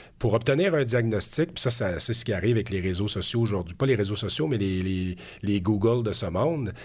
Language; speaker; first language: French; native; French